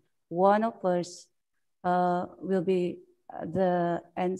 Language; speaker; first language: English; non-native, fluent; Indonesian